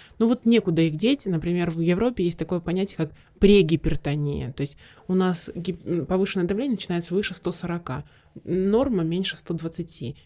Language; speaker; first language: Russian; native; Russian